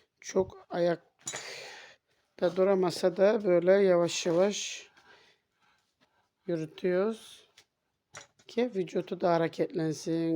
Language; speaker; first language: Turkish; native; Turkish